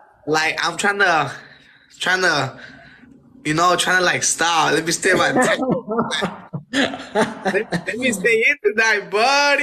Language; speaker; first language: English; early bilingual, other home language; Spanish